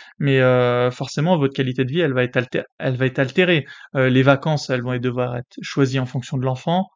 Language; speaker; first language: French; native; French